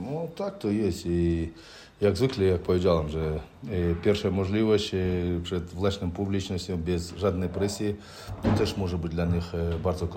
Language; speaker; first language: Polish; non-native, fluent; Ukrainian